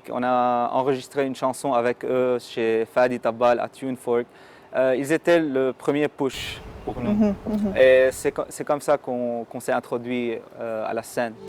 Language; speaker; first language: French; non-native, local second language; Arabic